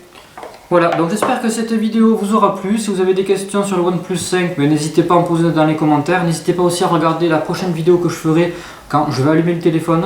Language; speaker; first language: French; native; French